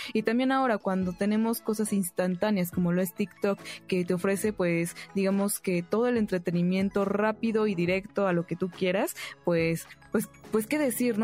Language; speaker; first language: Spanish; native; Spanish